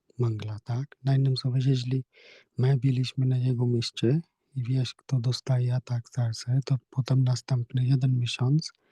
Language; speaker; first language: Polish; non-native, learner; Hindi